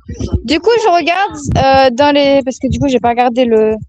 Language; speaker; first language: French; native; French